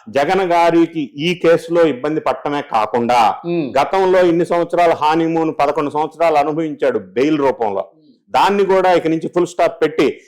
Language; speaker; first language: Telugu; native; Telugu